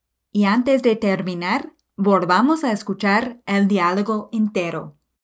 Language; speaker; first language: Spanish; non-native, fluent; English